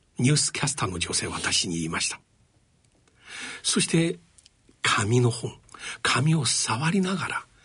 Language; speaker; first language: Japanese; non-native, fluent; Chinese